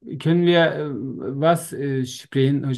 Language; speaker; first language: German; non-native, learner; Turkish